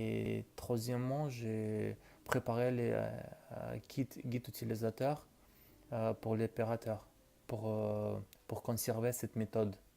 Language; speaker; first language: French; non-native, learner; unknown